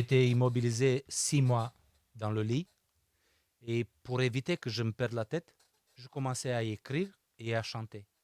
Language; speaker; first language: French; non-native, fluent; Romanian